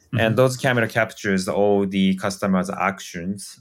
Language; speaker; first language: English; non-native, fluent; Japanese